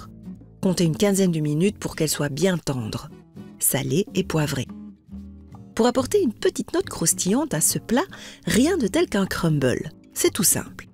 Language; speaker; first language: French; native; French